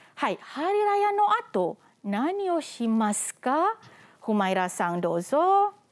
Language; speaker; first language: Japanese; non-native, fluent; Malay